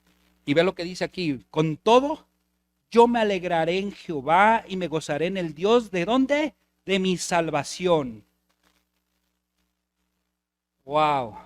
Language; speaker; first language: Spanish; native; Spanish